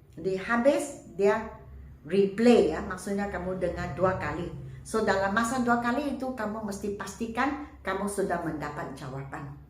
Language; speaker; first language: Malay; non-native, local second language; Chinese